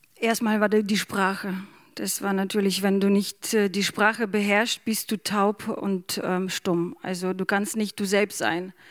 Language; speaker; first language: German; non-native, fluent; Ukrainian